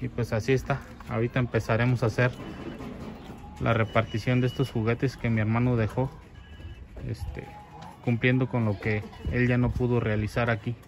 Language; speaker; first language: Spanish; native; Spanish